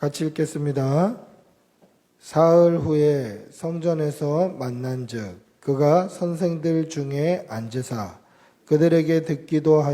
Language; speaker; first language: Korean; native; Korean